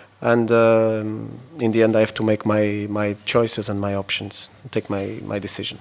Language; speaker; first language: English; non-native, fluent; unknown